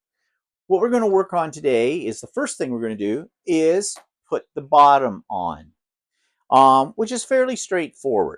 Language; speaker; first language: English; native; English